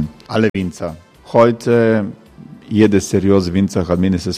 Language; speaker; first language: German; non-native, fluent; Croatian